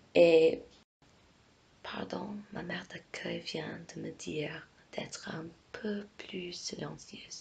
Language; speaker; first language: French; non-native, fluent; English